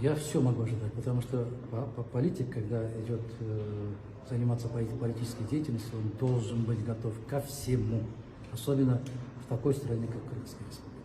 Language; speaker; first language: Russian; non-native, local second language; Kyrgyz